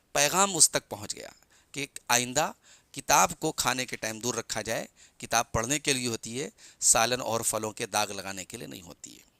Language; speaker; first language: Urdu; native; Urdu